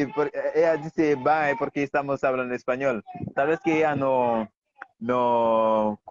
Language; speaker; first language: Spanish; non-native, fluent; Haitian Creole